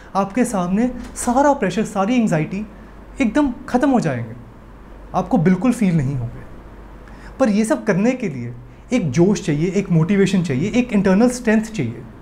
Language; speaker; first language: Hindi; native; Hindi